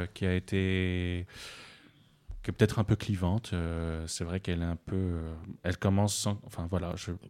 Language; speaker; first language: French; native; French